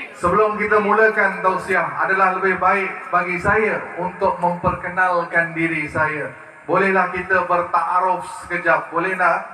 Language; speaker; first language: Malay; early bilingual, other home language; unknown